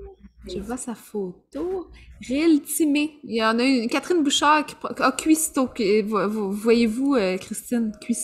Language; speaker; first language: French; native; French